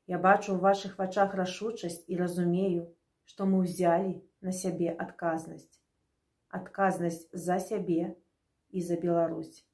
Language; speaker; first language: Belarusian; non-native, local second language; Russian